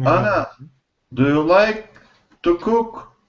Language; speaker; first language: English; non-native, learner; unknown